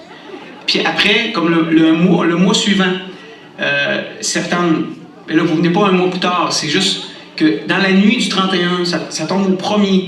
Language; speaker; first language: French; native; French